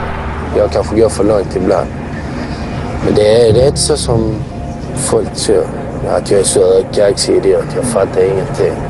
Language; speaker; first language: Swedish; early bilingual, other home language; Bosnian